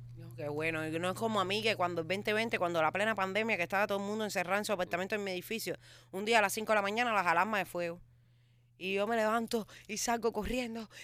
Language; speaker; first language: Spanish; native; Spanish